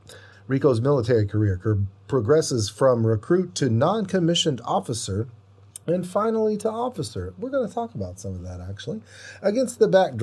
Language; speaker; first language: English; native; English